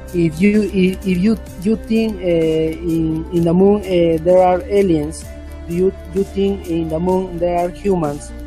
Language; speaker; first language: English; non-native, learner; Spanish